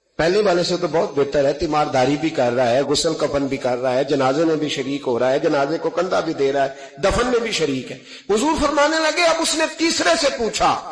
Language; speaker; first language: Urdu; non-native, local second language; Punjabi